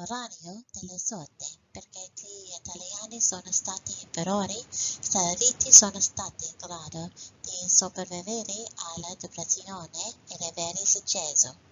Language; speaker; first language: Italian; non-native, learner; English